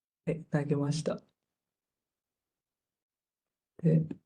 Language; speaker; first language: Japanese; native; Japanese